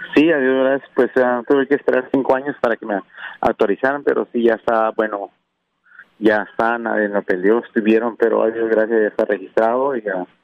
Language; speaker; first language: Spanish; non-native, local second language; Kʼicheʼ